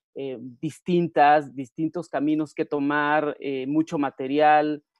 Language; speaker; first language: Spanish; non-native, local second language; Mixtepec Mixtec